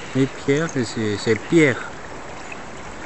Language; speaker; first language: French; non-native, learner; Korean